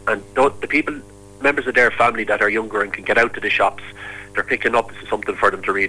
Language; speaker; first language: English; native; English